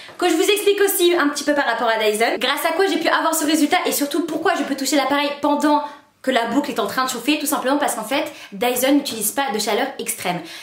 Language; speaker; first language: French; native; French